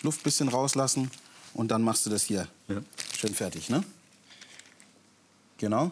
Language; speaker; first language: German; native; German